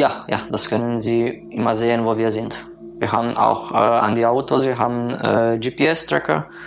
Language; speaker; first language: German; non-native, learner; Romanian